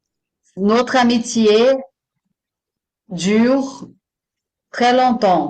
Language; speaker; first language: French; non-native, fluent; Portuguese